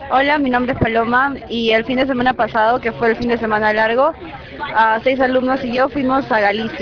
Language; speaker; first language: Spanish; non-native, learner; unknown